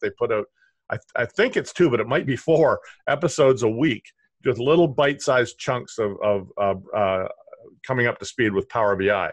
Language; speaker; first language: English; native; English